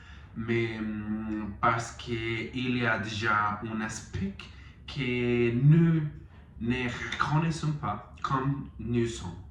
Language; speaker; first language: French; non-native, learner; Spanish